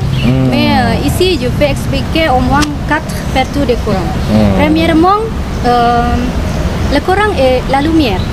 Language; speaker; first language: French; non-native, fluent; Indonesian